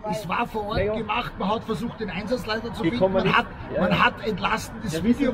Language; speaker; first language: German; native; German